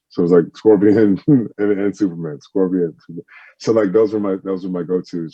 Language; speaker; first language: English; native; English